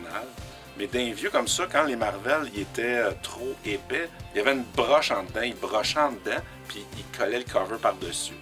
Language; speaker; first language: French; native; French